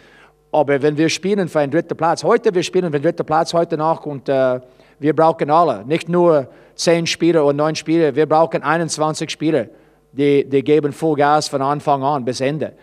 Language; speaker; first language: German; non-native, fluent; English